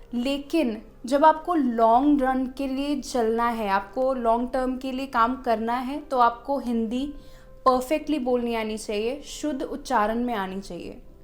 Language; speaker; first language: Hindi; non-native, local second language; Punjabi